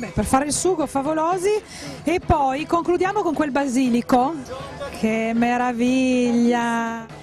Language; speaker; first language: Italian; native; Italian